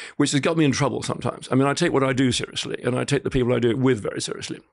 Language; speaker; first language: English; native; English